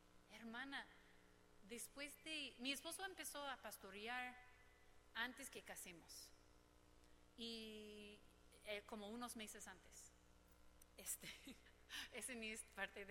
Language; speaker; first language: Spanish; non-native, fluent; English